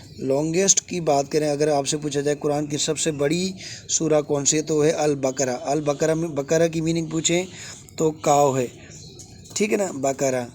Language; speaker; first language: Urdu; non-native, local second language; Sindhi